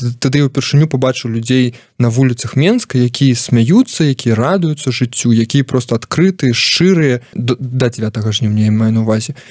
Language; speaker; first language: Belarusian; non-native, local second language; Russian